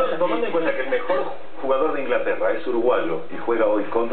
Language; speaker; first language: Spanish; native; Spanish